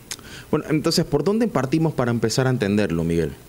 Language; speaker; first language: Spanish; native; Spanish